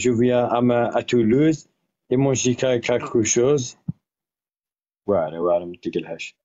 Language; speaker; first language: French; non-native, learner; Arabic